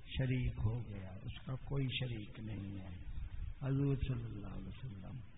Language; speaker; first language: Urdu; non-native, local second language; Punjabi